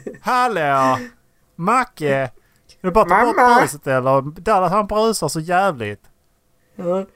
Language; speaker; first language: Swedish; native; Swedish